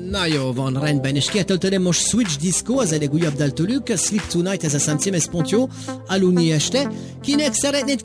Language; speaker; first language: Hungarian; native; Hungarian